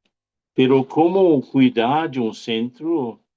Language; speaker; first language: Spanish; non-native, fluent; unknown